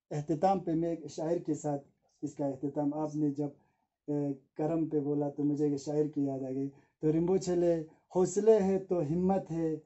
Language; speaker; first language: Hindi; non-native, local second language; Ladakhi